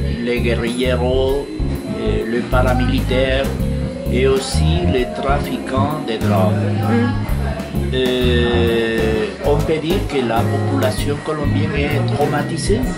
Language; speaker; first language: French; non-native, fluent; Spanish